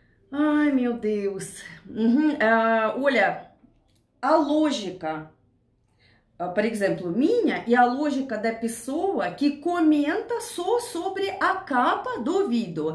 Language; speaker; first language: Portuguese; non-native, learner; Russian